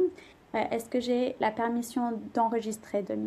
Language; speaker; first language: French; non-native, fluent; English